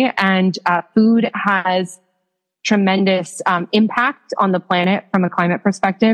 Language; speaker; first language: English; native; English